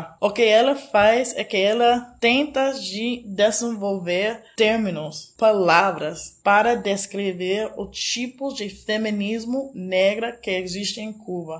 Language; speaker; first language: Portuguese; non-native, fluent; English